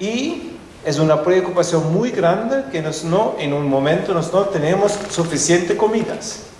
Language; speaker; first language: Spanish; non-native, fluent; German